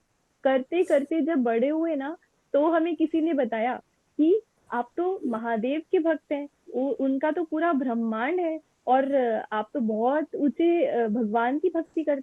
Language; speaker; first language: Hindi; native; Hindi